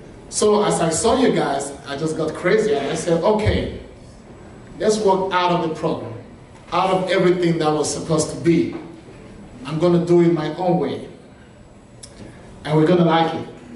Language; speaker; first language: English; non-native, local second language; French